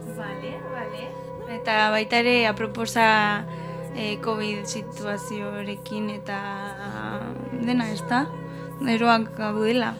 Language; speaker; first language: Basque; non-native, local second language; Spanish